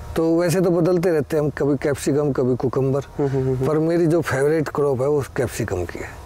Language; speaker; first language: Hindi; native; Hindi